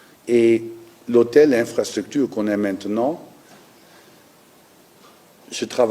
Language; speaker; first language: French; non-native, learner; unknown